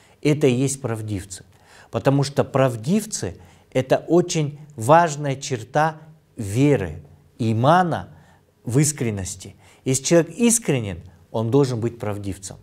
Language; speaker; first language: Russian; non-native, local second language; Kyrgyz